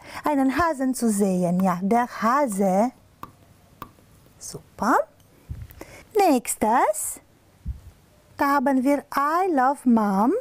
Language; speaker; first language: German; non-native, fluent; Romanian